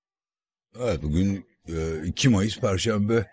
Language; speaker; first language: Turkish; native; Turkish